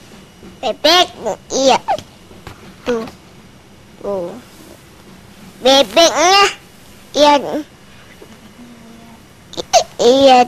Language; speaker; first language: Indonesian; native; Indonesian